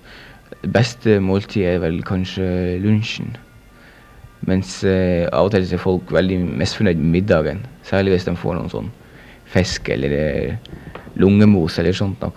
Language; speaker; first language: Norwegian; native; Norwegian